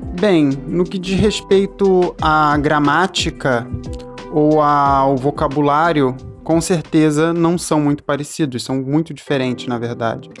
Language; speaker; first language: Portuguese; native; Portuguese